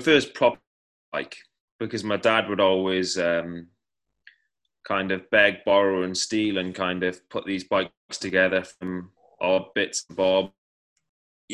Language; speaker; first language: English; native; English